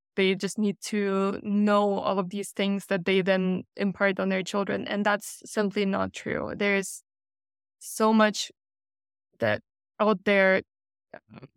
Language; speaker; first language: English; non-native, fluent; Russian